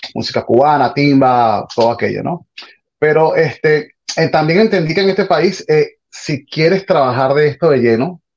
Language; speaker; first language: Spanish; native; Spanish